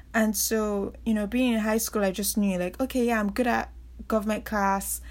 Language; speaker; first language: English; non-native, local second language; Yoruba